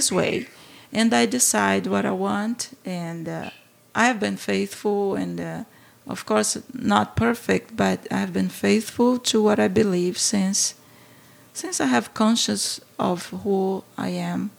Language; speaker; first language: English; non-native, fluent; Portuguese